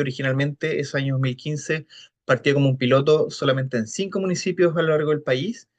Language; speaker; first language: Spanish; native; Spanish